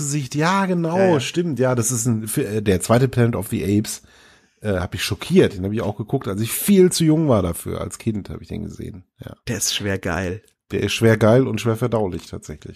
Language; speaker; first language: German; native; German